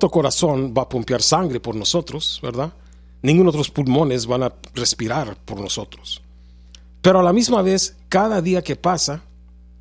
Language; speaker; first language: Spanish; early bilingual, heritage; Spanish